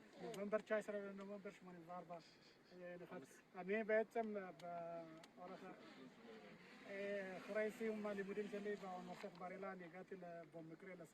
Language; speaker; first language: Hebrew; non-native, fluent; Amharic